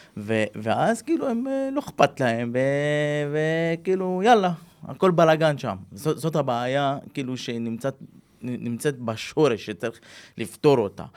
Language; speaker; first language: Hebrew; non-native, local second language; Arabic